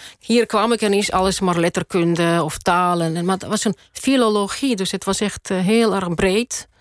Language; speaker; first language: Dutch; non-native, fluent; Russian